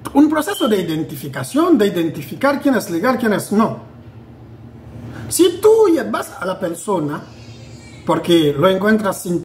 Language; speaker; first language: Spanish; non-native, fluent; Haitian Creole